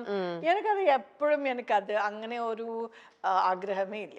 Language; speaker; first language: Malayalam; non-native, fluent; Kannada